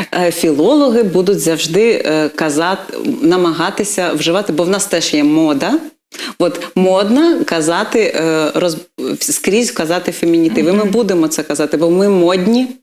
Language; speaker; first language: Ukrainian; non-native, local second language; Russian